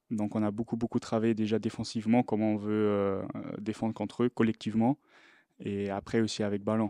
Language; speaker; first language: French; non-native, local second language; Luxembourgish